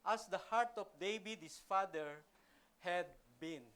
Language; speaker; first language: English; non-native, local second language; Filipino